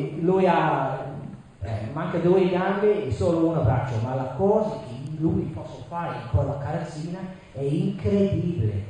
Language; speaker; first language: Italian; non-native, learner; English